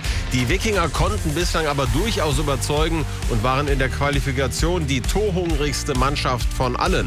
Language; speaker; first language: German; native; German